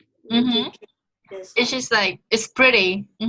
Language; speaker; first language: English; non-native, fluent; Vietnamese